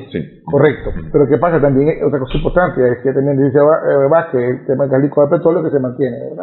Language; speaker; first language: Spanish; native; Spanish